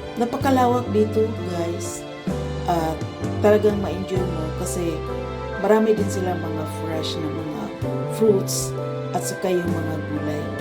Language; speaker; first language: Filipino; non-native, local second language; Cebuano